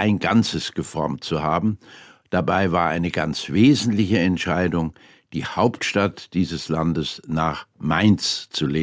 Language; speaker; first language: German; native; German